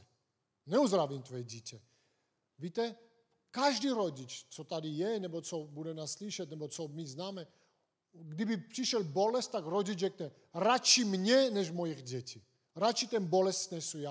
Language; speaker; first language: Czech; non-native, fluent; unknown